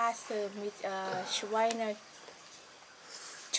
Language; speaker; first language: German; non-native, learner; Thai